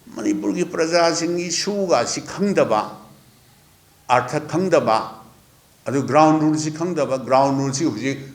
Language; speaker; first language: Manipuri; native; Manipuri